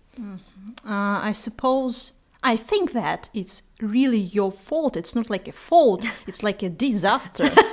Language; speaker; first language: English; non-native, fluent; Russian